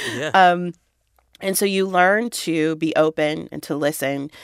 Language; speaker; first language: English; native; English